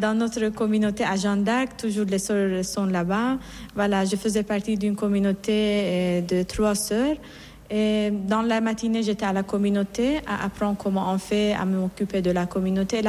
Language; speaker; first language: French; non-native, fluent; Assyrian Neo-Aramaic